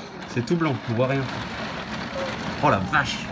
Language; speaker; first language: French; native; French